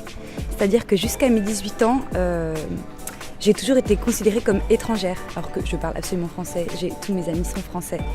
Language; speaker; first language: French; early bilingual, other home language; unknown